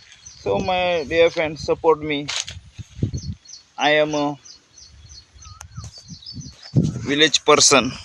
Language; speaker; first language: English; non-native, learner; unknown